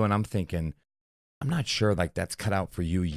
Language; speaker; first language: English; native; English